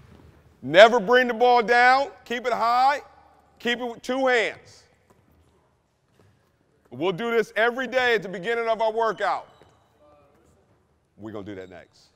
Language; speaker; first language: English; native; English